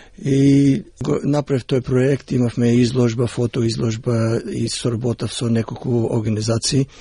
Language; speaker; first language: Macedonian; early bilingual, heritage; Macedonian